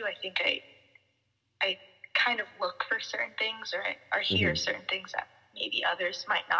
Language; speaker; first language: English; native; English